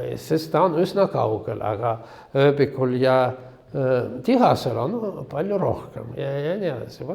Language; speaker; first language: Estonian; non-native, local second language; Russian